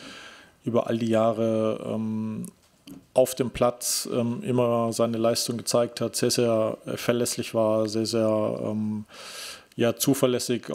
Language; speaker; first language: German; native; German